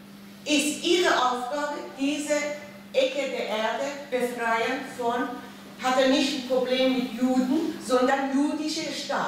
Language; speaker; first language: German; non-native, fluent; Persian